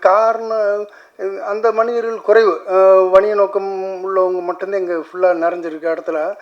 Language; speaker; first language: Tamil; native; Tamil